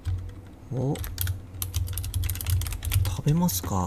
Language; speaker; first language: Japanese; non-native, learner; English